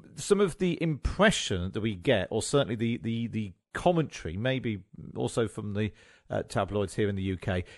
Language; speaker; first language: English; native; English